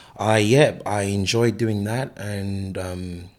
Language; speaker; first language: English; native; English